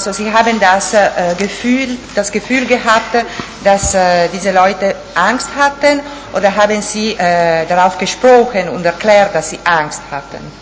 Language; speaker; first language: German; non-native, fluent; Italian